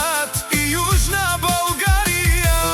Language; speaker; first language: Bulgarian; non-native, local second language; Romany